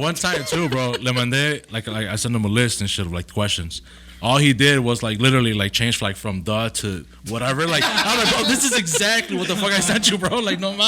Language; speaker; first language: English; early bilingual, other home language; Spanish